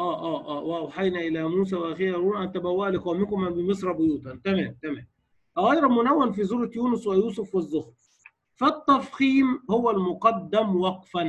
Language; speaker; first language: Arabic; native; Arabic